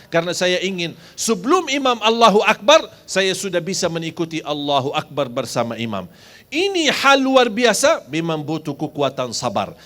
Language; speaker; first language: Malay; non-native, fluent; Arabic